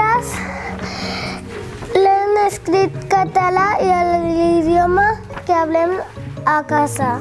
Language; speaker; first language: Spanish; non-native, local second language; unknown